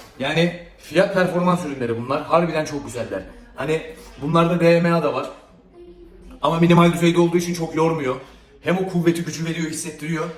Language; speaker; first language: Turkish; native; Turkish